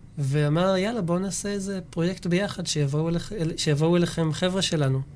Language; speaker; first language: Hebrew; native; Hebrew